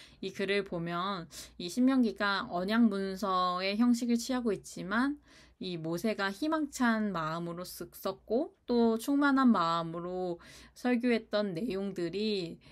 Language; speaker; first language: Korean; native; Korean